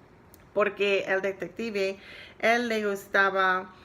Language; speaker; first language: Spanish; non-native, learner; English